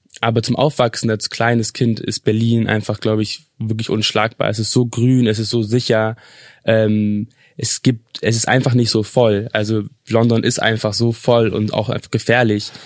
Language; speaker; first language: German; early bilingual, other home language; English